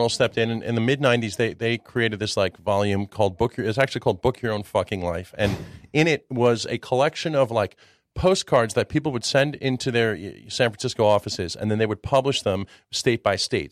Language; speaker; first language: English; early bilingual, other home language; Czech